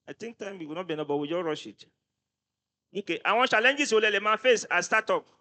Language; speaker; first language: English; non-native, local second language; Yoruba